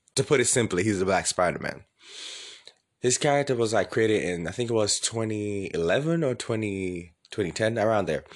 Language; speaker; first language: English; native; English